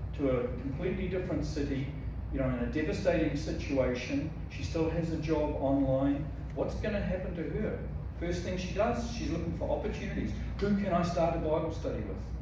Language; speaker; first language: English; native; English